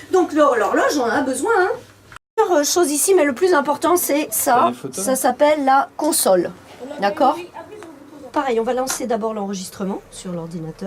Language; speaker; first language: French; native; French